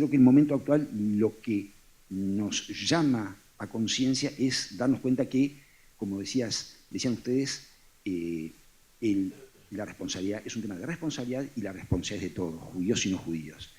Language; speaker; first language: Spanish; native; Spanish